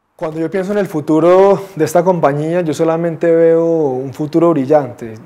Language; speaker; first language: Spanish; native; Spanish